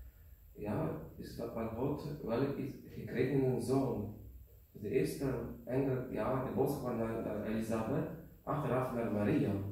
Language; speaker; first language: Dutch; non-native, learner; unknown